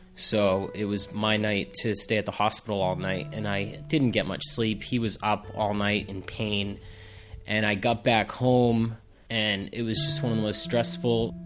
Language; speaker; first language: English; native; English